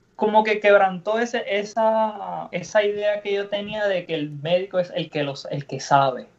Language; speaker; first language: Spanish; native; Spanish